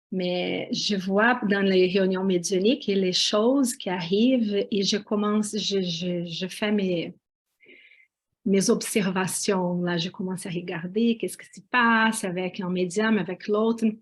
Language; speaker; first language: French; non-native, fluent; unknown